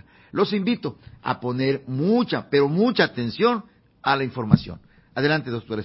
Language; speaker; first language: Spanish; native; Spanish